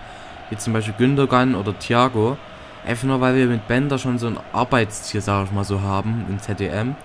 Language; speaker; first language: German; native; German